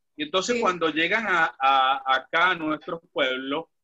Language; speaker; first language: Spanish; native; Spanish